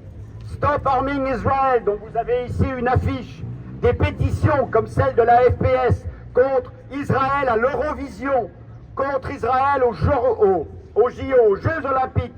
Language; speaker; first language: French; native; French